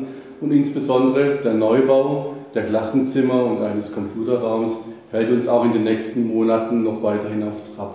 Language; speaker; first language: German; native; German